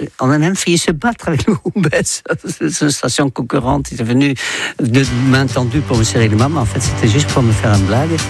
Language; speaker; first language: French; non-native, fluent; Dutch